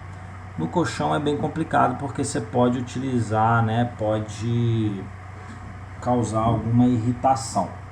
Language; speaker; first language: Portuguese; native; Portuguese